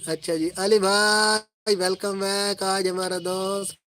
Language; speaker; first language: Urdu; non-native, local second language; Punjabi